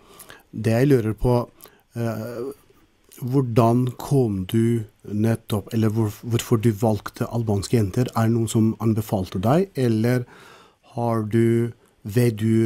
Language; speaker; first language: Norwegian; non-native, local second language; Albanian